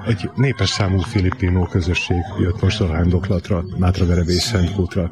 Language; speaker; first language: Hungarian; native; Hungarian